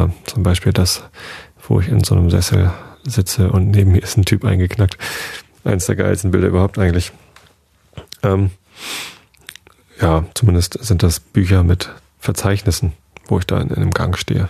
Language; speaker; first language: German; native; German